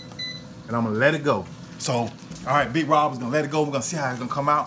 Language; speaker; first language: English; native; English